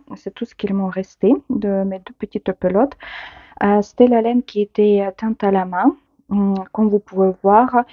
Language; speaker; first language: French; non-native, fluent; Ukrainian